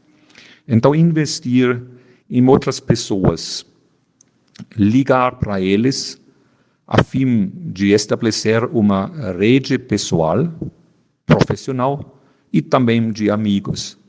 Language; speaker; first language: Portuguese; non-native, fluent; German